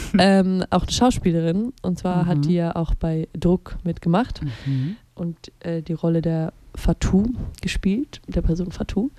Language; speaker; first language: German; native; German